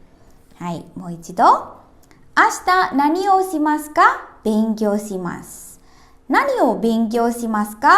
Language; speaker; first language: Japanese; non-native, fluent; Indonesian